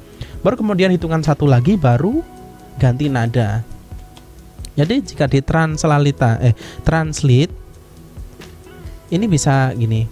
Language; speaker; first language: Indonesian; native; Indonesian